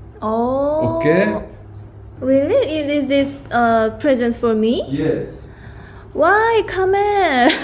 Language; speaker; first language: English; non-native, learner; Korean